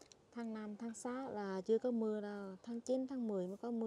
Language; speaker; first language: Vietnamese; non-native, local second language; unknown